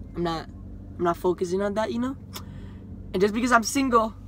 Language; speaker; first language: English; early bilingual, other home language; Spanish